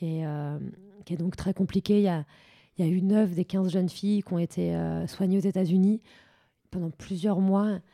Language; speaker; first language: French; native; French